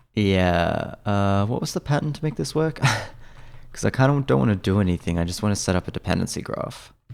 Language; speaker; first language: English; native; English